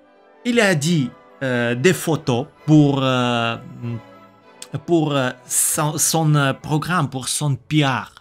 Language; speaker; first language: French; non-native, learner; Russian